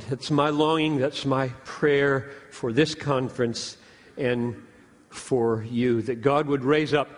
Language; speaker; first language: English; native; English